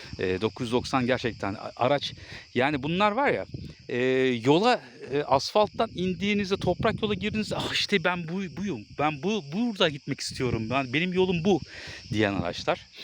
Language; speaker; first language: Turkish; native; Turkish